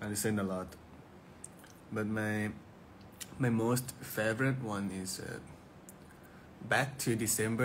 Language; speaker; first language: English; non-native, fluent; Thai